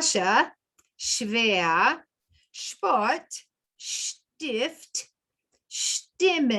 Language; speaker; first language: German; non-native, fluent; English